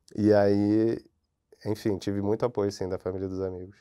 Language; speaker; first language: Portuguese; native; Portuguese